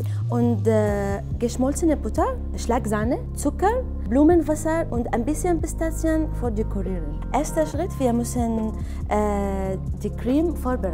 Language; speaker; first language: German; non-native, learner; Arabic